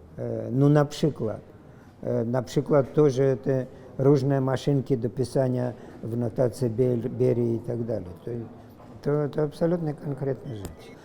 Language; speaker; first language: Polish; non-native, fluent; Russian